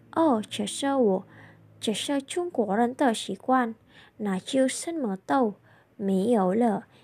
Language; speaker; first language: Chinese; non-native, learner; Indonesian